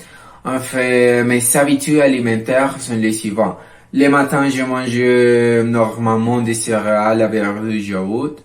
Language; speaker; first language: French; non-native, learner; Spanish